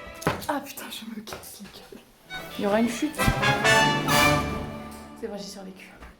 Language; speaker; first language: French; native; French